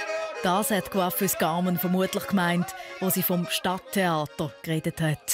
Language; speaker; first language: German; native; German